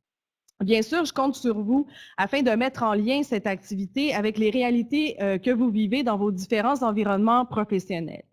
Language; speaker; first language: French; native; French